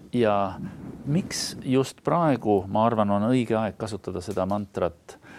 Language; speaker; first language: Estonian; native; Estonian